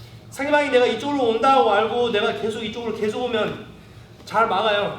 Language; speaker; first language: Korean; early bilingual, heritage; Korean